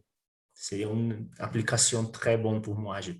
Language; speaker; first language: French; non-native, learner; Portuguese